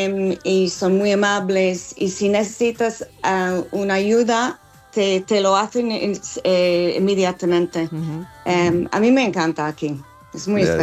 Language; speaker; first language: Spanish; non-native, learner; English